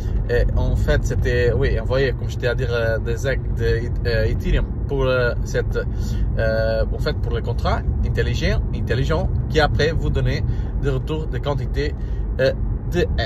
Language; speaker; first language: French; non-native, learner; Portuguese